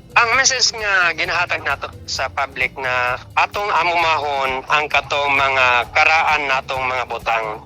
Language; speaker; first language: Cebuano; non-native, local second language; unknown